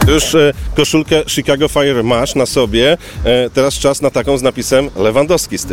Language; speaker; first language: Polish; native; Polish